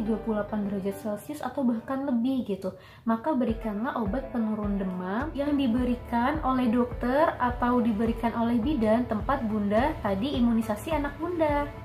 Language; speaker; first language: Indonesian; native; Indonesian